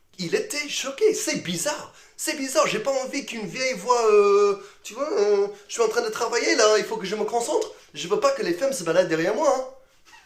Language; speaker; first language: French; non-native, fluent; English